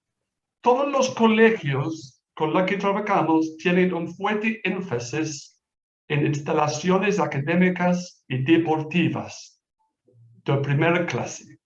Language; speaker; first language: Spanish; non-native, fluent; English